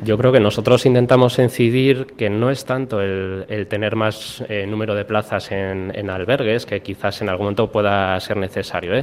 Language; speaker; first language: Spanish; native; Spanish